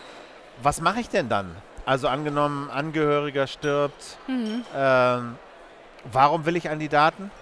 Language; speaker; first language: German; native; German